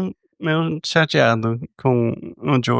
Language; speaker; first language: Portuguese; non-native, fluent; English